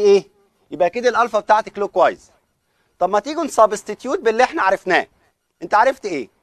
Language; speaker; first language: Arabic; native; Arabic